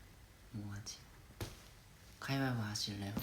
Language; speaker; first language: Korean; non-native, fluent; Japanese